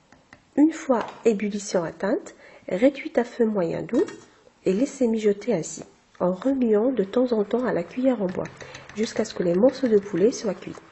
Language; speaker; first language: French; non-native, local second language; Arabic